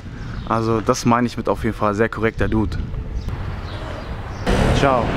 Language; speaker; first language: German; native; German